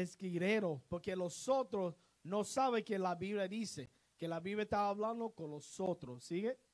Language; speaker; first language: Spanish; non-native, learner; English